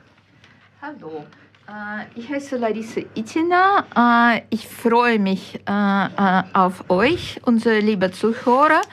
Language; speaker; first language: German; non-native, fluent; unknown